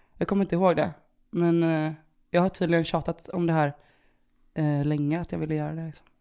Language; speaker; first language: Swedish; early bilingual, other home language; Romanian